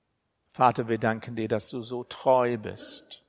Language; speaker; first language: German; non-native, fluent; English